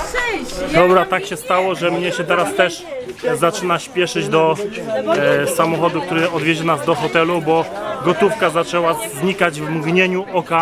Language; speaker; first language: Polish; native; Polish